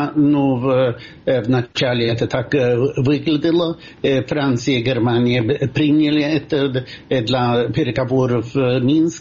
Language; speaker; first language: Russian; non-native, fluent; Swedish